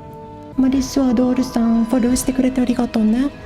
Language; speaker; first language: Japanese; non-native, learner; English